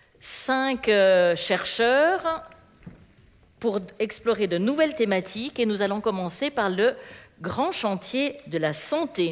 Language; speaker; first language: French; native; French